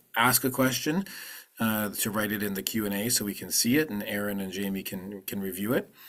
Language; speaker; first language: English; early bilingual, other home language; Ukrainian